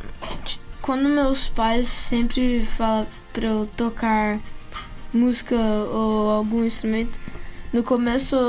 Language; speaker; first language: Portuguese; early bilingual, heritage; Portuguese